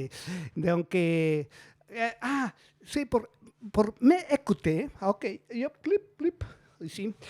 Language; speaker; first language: French; non-native, learner; Spanish